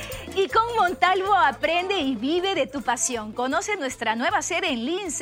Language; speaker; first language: Spanish; native; Spanish